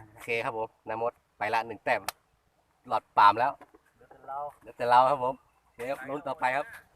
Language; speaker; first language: Thai; native; Thai